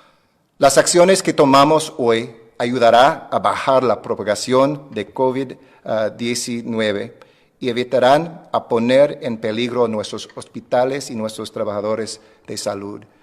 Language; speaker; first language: Spanish; non-native, fluent; English